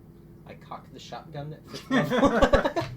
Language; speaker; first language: English; native; English